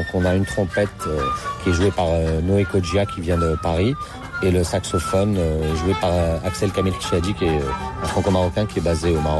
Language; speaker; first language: French; non-native, local second language; Arabic